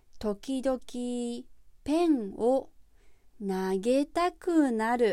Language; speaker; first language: Japanese; native; Japanese